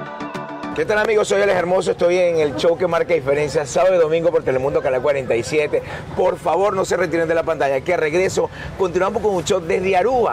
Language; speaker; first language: Spanish; native; Spanish